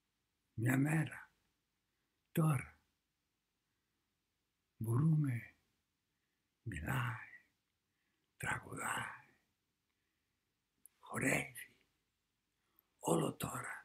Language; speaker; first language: Greek; non-native, learner; English